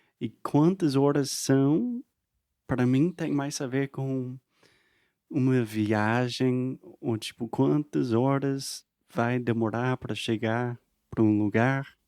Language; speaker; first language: Portuguese; non-native, fluent; English